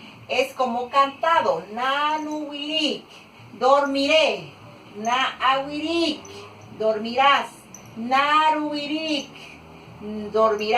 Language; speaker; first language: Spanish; non-native, local second language; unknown